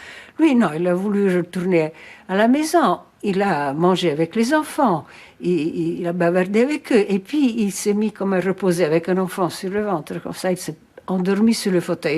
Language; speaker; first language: French; non-native, fluent; Italian